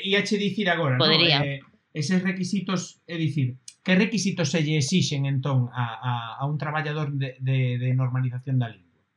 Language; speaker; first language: Galician; non-native, local second language; Spanish